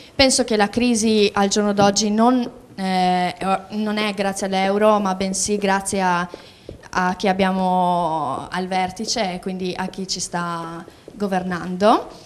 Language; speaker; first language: Italian; early bilingual, other home language; Albanian